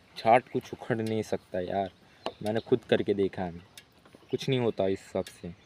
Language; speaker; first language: Hindi; non-native, local second language; Marathi